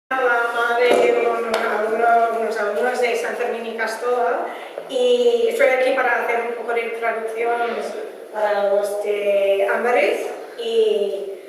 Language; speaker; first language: Spanish; non-native, fluent; Dutch